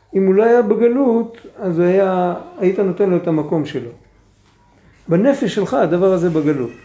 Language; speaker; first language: Hebrew; non-native, fluent; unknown